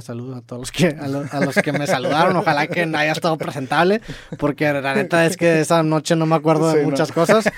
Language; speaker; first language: Spanish; native; Spanish